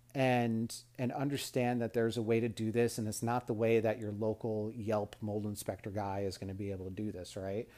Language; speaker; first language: English; native; English